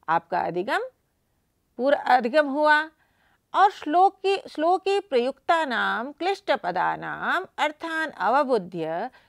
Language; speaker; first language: Hindi; native; Hindi